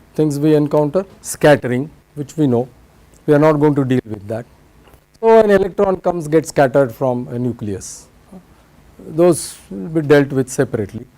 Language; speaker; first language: English; non-native, local second language; Marathi